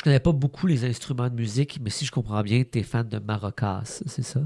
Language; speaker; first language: French; native; French